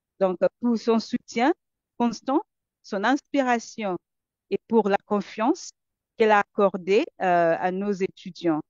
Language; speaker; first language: French; non-native, fluent; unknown